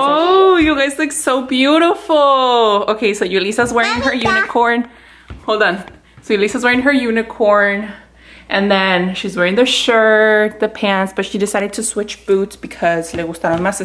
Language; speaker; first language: English; early bilingual, other home language; Spanish